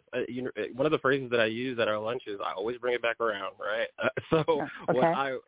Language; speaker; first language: English; early bilingual, other home language; Haitian Creole